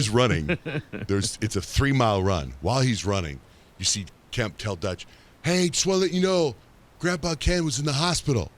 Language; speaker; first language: English; native; English